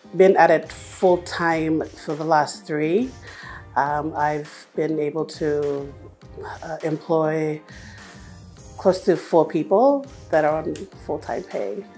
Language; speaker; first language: English; non-native, fluent; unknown